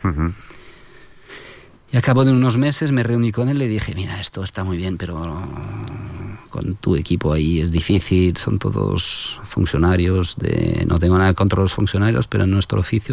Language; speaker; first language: Spanish; non-native, fluent; French